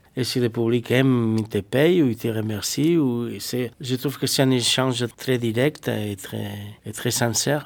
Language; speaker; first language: French; non-native, fluent; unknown